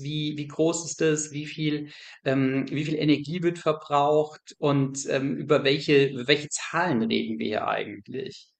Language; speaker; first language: German; native; German